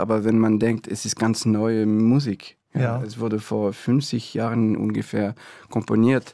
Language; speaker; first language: German; non-native, fluent; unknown